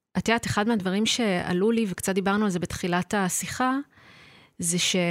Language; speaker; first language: Hebrew; native; Hebrew